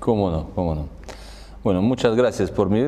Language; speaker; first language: Spanish; non-native, fluent; Russian